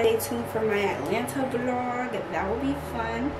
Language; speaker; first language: English; native; English